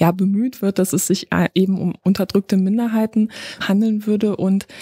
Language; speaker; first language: German; non-native, fluent; Polish